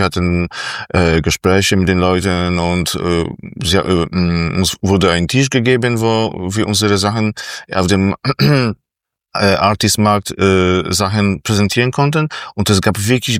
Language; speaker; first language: German; non-native, fluent; Polish